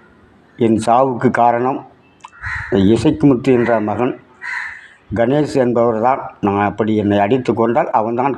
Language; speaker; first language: Tamil; native; Tamil